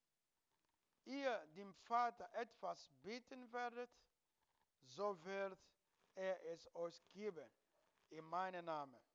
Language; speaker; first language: German; non-native, learner; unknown